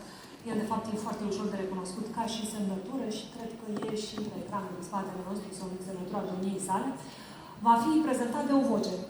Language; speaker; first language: Romanian; native; Romanian